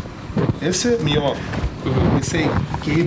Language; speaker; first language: Portuguese; non-native, learner; English